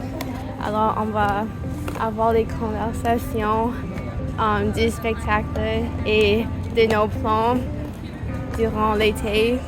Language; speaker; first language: French; non-native, learner; English